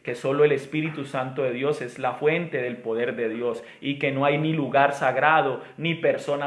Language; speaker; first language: Spanish; native; Spanish